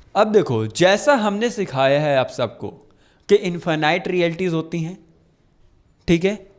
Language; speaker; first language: Hindi; native; Hindi